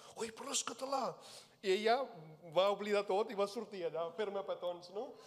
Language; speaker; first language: Catalan; non-native, fluent; Punjabi